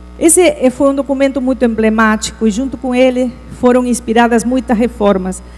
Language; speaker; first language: Portuguese; non-native, fluent; Spanish